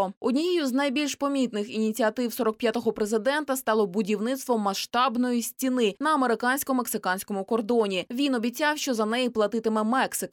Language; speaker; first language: Ukrainian; native; Ukrainian